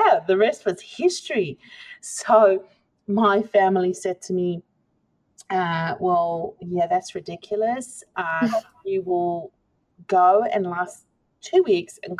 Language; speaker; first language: English; native; English